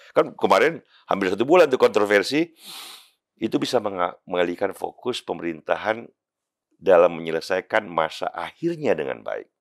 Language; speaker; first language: Indonesian; native; Indonesian